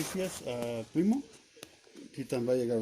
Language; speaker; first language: Spanish; non-native, learner; English